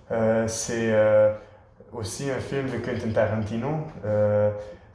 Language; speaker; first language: French; non-native, learner; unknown